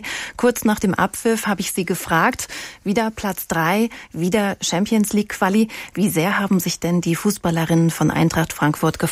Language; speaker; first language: German; native; German